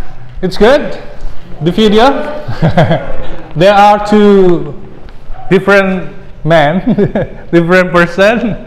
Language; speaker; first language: English; non-native, fluent; Indonesian